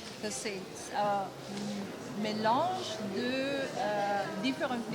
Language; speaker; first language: French; non-native, fluent; Japanese